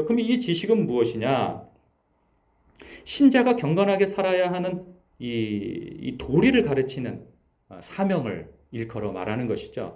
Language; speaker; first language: Korean; native; Korean